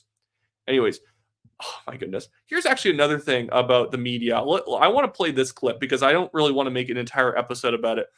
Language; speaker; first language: English; native; English